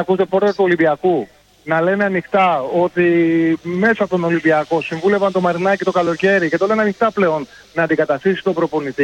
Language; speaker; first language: Greek; native; Greek